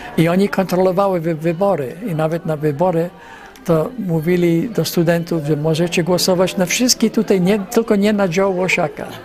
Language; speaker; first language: Polish; early bilingual, heritage; Polish